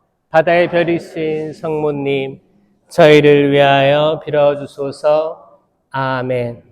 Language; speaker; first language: Korean; native; Korean